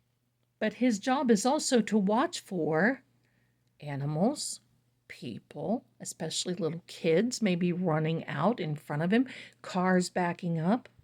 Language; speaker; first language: English; native; English